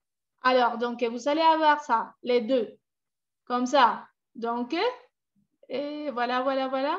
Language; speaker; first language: French; non-native, fluent; Spanish